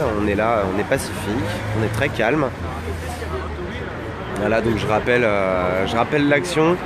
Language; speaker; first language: French; native; French